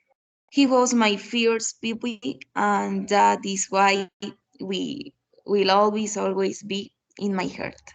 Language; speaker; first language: English; non-native, learner; Spanish